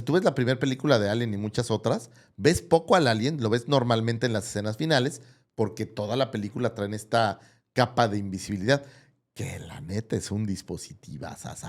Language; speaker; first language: Spanish; native; Spanish